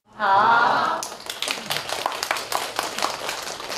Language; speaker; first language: Chinese; non-native, fluent; Vietnamese